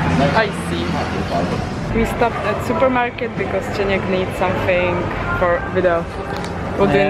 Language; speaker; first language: English; non-native, learner; Czech